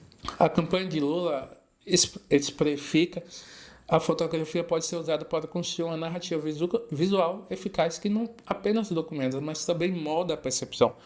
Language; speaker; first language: Portuguese; native; Portuguese